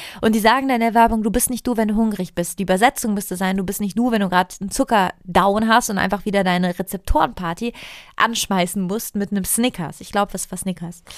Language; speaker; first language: German; non-native, fluent; Italian